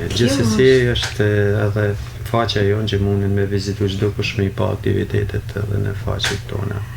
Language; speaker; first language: Albanian; native; Albanian